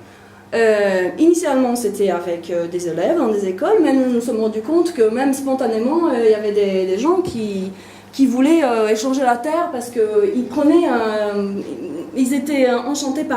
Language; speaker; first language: French; native; French